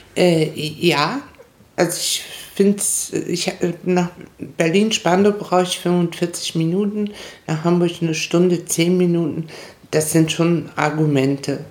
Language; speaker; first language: German; non-native, fluent; Spanish